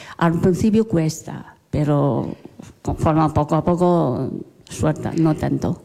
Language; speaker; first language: Spanish; non-native, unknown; Chinese